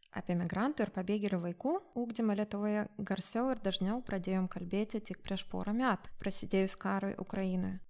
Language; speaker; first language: Lithuanian; non-native, local second language; Russian